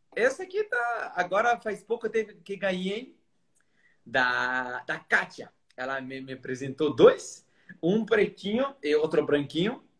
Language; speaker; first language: Portuguese; non-native, fluent; Arabic